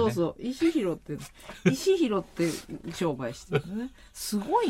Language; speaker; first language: Japanese; native; Japanese